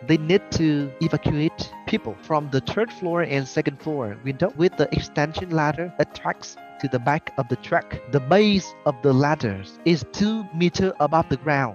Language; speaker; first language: English; non-native, fluent; Vietnamese